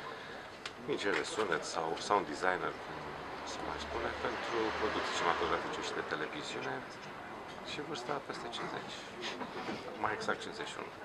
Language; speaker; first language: Romanian; native; Romanian